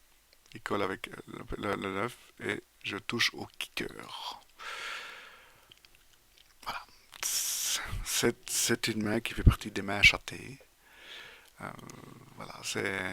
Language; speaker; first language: French; native; French